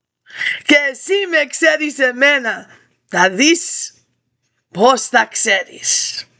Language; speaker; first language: Greek; early bilingual, heritage; English